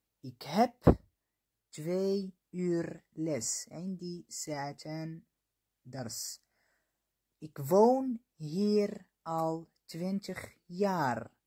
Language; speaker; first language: Dutch; non-native, fluent; Arabic